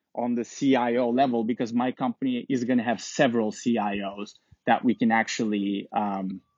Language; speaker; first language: English; non-native, fluent; Turkish